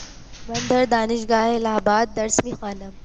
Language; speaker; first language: Persian; non-native, learner; Urdu